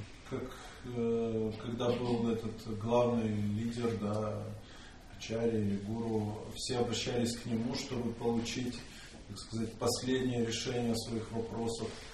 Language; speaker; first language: Russian; native; Russian